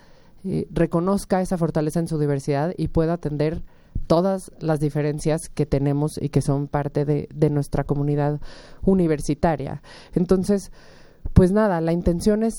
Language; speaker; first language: Spanish; native; Spanish